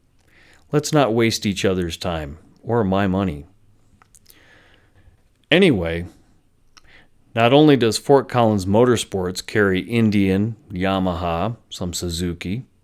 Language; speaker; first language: English; native; English